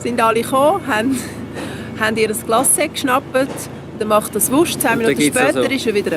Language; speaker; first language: German; native; German